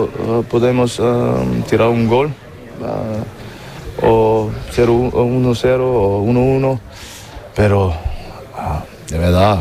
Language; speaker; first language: Spanish; non-native, fluent; German